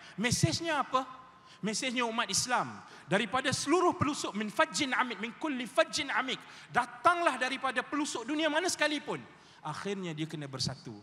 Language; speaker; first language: Malay; native; Malay